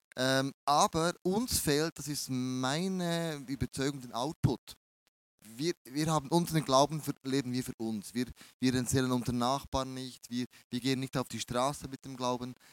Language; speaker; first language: German; native; German